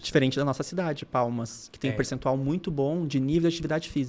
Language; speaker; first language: Portuguese; native; Portuguese